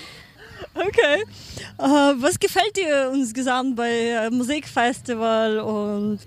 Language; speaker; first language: German; non-native, learner; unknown